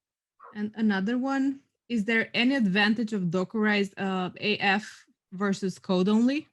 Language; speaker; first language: English; non-native, fluent; Romanian